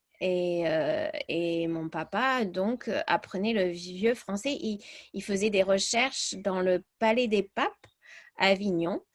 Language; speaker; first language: French; early bilingual, other home language; English